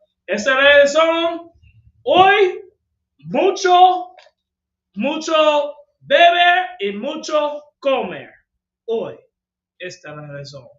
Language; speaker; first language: Spanish; non-native, learner; English